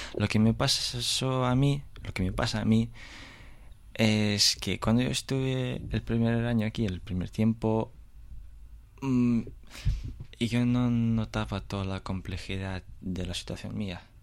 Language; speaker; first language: Spanish; non-native, fluent; Russian